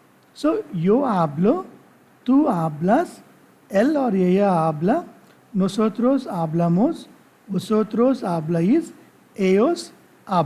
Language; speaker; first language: Spanish; non-native, learner; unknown